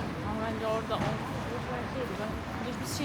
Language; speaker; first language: Turkish; non-native, learner; Russian